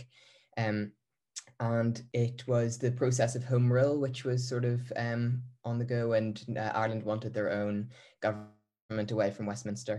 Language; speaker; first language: English; native; English